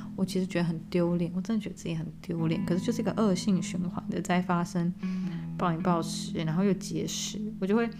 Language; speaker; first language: Chinese; early bilingual, other home language; English